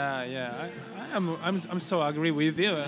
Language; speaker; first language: English; non-native, learner; Japanese